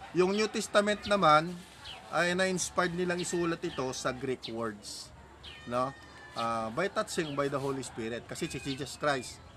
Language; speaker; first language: Filipino; non-native, local second language; Iloko